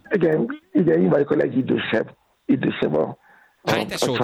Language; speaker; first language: Hungarian; non-native, learner; Yoruba